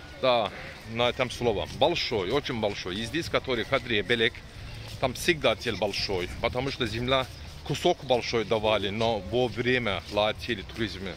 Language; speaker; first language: Russian; non-native, learner; Turkish